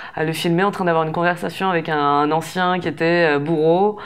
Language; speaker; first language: French; native; French